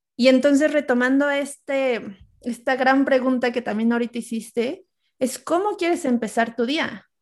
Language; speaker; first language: Spanish; native; Spanish